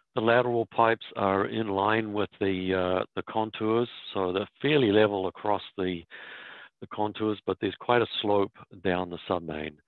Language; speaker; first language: English; native; English